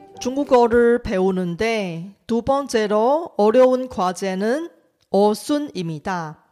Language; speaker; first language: Korean; non-native, fluent; Chinese